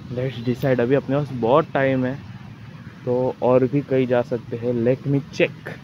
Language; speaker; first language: Hindi; non-native, local second language; Marathi